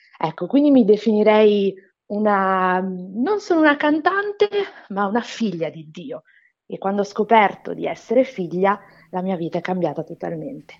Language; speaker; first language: Italian; non-native, fluent; Portuguese